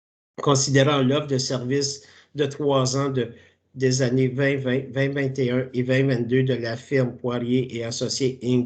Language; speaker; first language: French; native; French